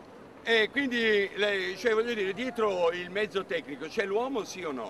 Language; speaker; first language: Italian; native; Italian